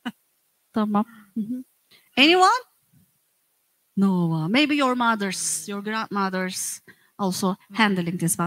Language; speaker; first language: English; non-native, fluent; Turkish